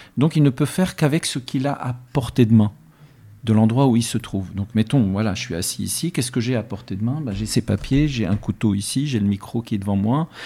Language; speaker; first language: French; early bilingual, other home language; Arabic